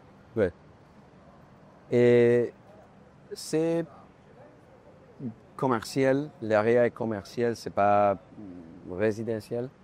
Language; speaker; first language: French; non-native, learner; Spanish